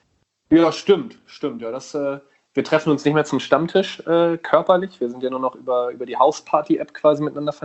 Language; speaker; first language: German; native; German